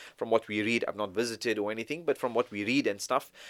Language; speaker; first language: English; native; English